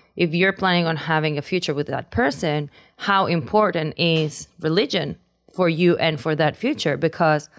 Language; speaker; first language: English; non-native, fluent; Spanish